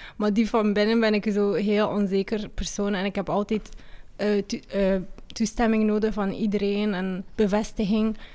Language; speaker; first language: Dutch; early bilingual, other home language; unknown